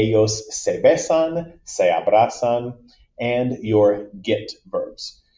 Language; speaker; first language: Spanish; non-native, fluent; English